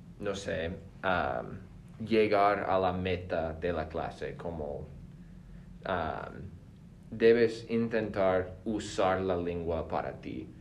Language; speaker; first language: Spanish; non-native, fluent; English